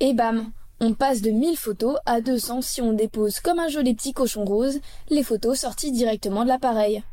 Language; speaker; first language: French; native; French